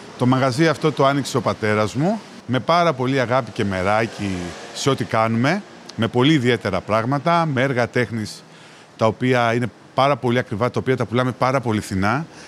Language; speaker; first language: Greek; native; Greek